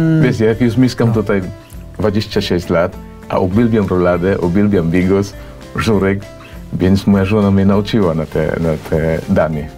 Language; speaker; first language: Polish; non-native, fluent; Cebuano